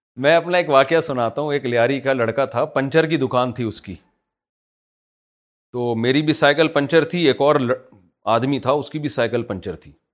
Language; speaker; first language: Urdu; native; Urdu